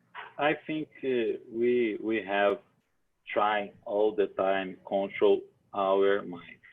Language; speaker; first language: English; non-native, learner; Portuguese